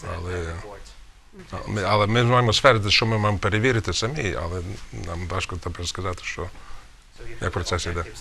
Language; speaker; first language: Ukrainian; early bilingual, heritage; Ukrainian